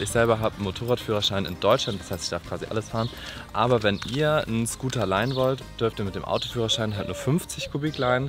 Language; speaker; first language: German; native; German